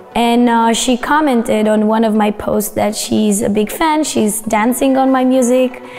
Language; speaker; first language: English; non-native, fluent; Romanian